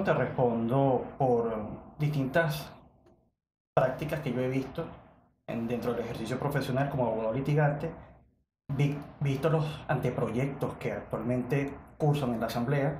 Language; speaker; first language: Spanish; native; Spanish